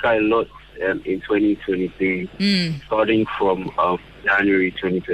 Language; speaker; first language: English; non-native, local second language; Yoruba